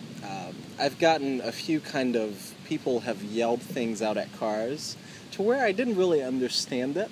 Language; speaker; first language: English; native; English